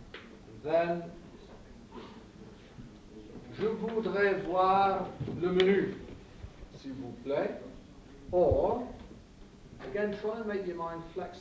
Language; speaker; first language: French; non-native, fluent; English